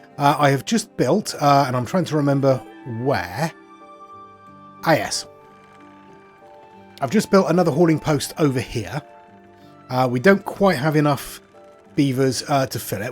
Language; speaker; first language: English; native; English